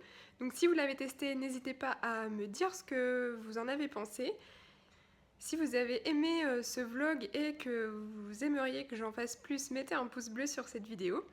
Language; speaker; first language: French; native; French